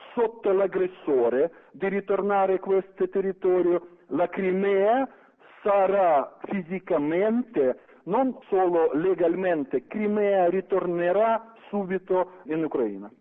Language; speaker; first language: Italian; non-native, fluent; Ukrainian